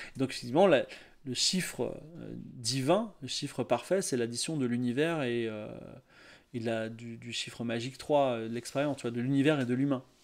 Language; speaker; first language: French; native; French